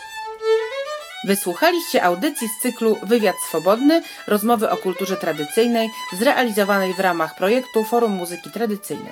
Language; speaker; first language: Polish; native; Polish